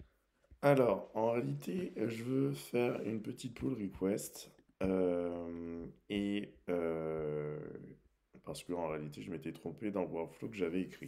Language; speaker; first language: French; native; French